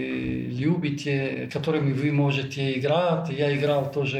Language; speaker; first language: Russian; non-native, fluent; Italian